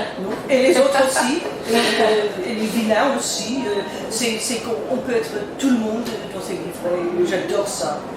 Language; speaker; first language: French; non-native, learner; English